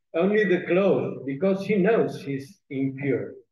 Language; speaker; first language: English; non-native, fluent; Portuguese